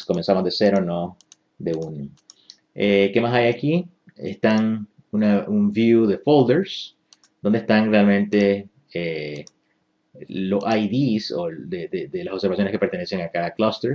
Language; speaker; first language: Spanish; native; Spanish